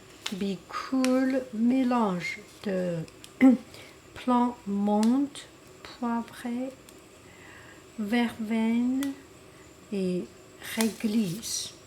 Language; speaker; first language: French; non-native, learner; Chinese